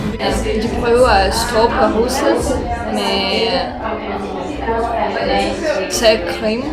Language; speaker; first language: Danish; non-native, learner; Russian